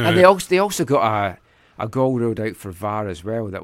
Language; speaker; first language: English; native; English